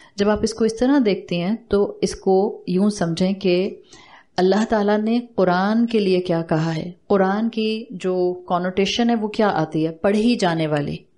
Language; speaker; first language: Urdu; native; Urdu